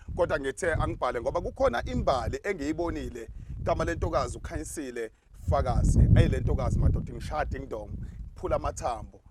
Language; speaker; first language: Zulu; native; Zulu